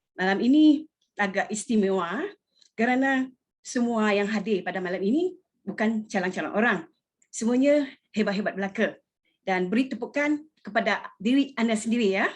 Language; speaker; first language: Malay; non-native, local second language; Iban